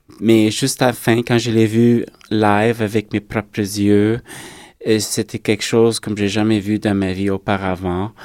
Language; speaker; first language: French; native; French